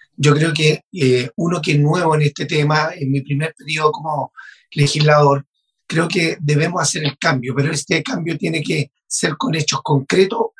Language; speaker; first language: Spanish; native; Spanish